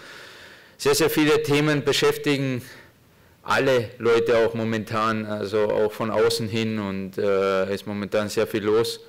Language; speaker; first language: German; native; German